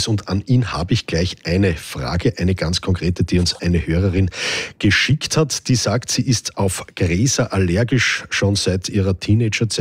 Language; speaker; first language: German; native; German